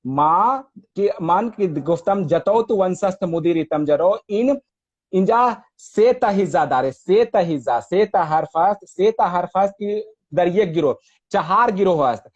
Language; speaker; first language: Persian; non-native, fluent; Hindi